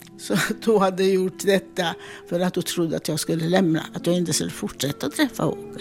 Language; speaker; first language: Swedish; non-native, fluent; Italian